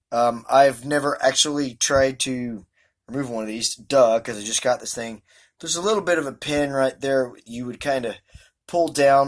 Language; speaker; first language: English; native; English